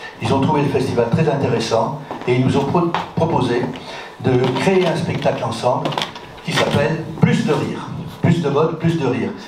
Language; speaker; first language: French; native; French